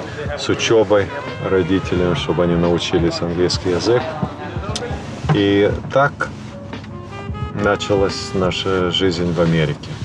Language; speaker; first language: Russian; early bilingual, heritage; Russian